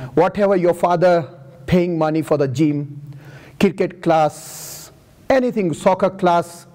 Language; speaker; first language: English; non-native, local second language; Gujarati